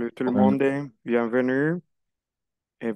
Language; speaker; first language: French; non-native, fluent; Spanish